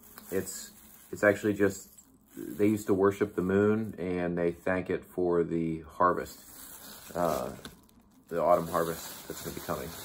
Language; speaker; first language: English; native; English